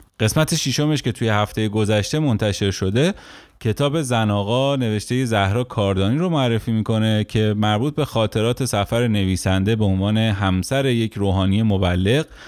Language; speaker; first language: Persian; native; Persian